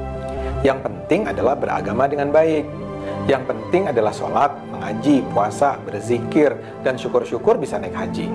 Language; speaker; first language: Indonesian; native; Indonesian